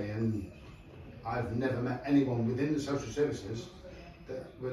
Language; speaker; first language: English; native; English